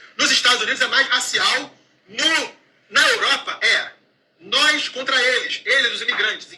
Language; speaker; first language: Portuguese; native; Portuguese